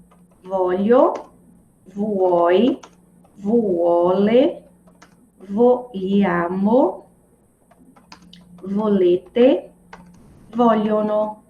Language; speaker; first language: Italian; non-native, fluent; Portuguese